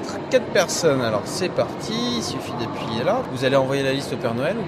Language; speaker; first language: French; native; French